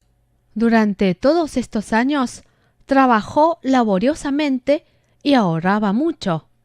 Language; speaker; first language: Spanish; non-native, fluent; Chinese